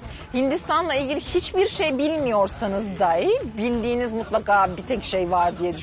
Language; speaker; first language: Turkish; native; Turkish